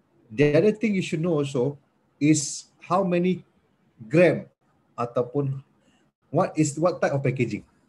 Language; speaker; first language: English; non-native, local second language; Malay